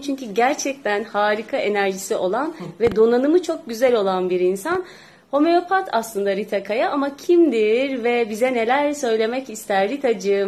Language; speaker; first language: Turkish; native; Turkish